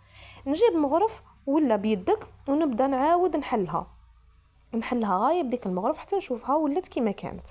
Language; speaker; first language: Arabic; native; Arabic